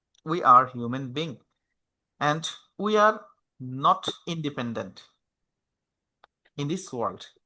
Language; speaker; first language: English; non-native, local second language; Bangla